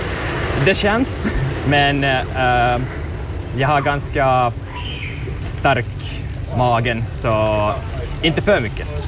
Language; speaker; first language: Swedish; non-native, learner; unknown